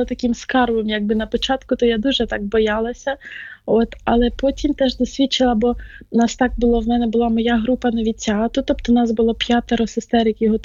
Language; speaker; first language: Ukrainian; native; Ukrainian